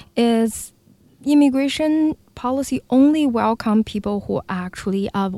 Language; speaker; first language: English; non-native, fluent; Chinese